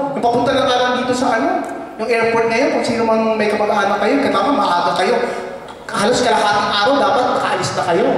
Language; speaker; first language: Filipino; native; Filipino